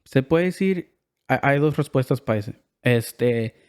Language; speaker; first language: Spanish; early bilingual, heritage; Spanish